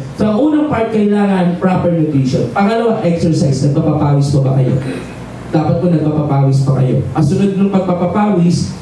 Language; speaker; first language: Filipino; native; Filipino